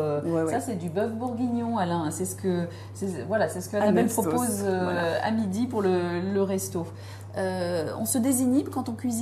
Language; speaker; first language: French; native; French